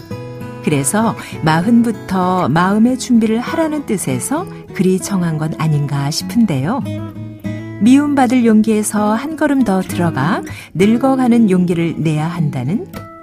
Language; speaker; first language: Korean; native; Korean